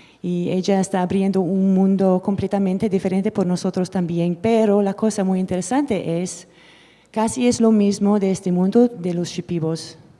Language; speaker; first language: Spanish; non-native, fluent; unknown